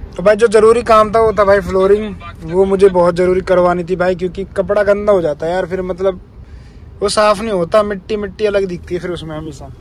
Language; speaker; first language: Hindi; native; Hindi